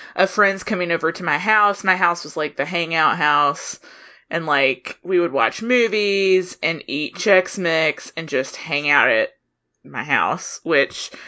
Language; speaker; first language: English; native; English